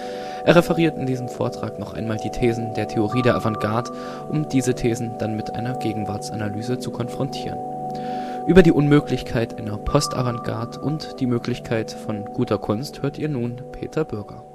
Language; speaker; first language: German; native; German